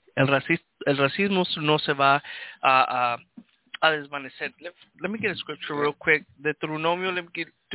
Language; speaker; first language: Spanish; early bilingual, heritage; Spanish